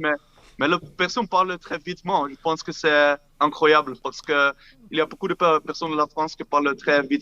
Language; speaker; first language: French; non-native, fluent; Dutch